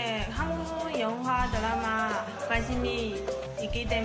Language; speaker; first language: Korean; non-native, learner; Chinese